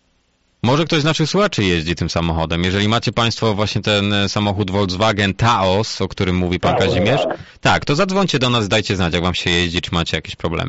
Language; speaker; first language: Polish; native; Polish